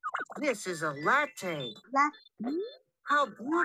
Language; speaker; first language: English; non-native, learner; Vietnamese